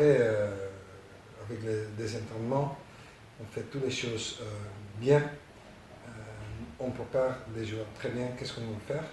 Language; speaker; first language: French; non-native, learner; Dutch